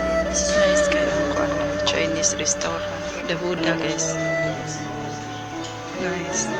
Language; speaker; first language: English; non-native, local second language; Filipino